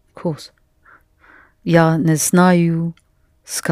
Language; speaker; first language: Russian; non-native, learner; English